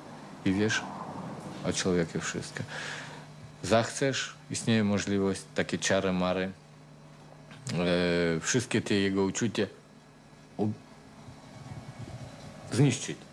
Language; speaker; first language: Polish; non-native, learner; Russian